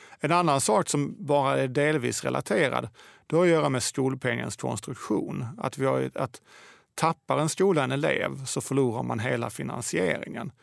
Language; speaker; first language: Swedish; native; Swedish